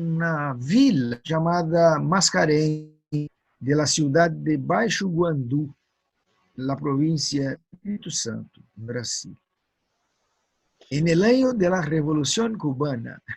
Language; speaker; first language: Spanish; non-native, fluent; Portuguese